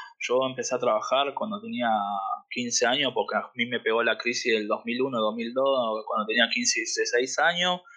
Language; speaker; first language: Spanish; native; Spanish